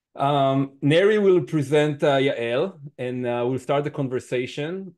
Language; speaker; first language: English; non-native, fluent; Hebrew